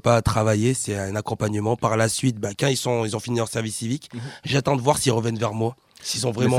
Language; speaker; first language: French; native; French